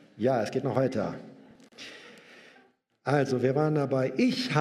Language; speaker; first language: German; native; German